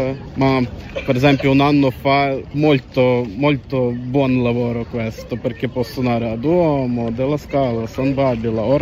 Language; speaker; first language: Italian; non-native, learner; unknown